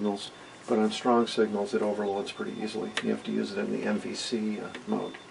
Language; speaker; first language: English; native; English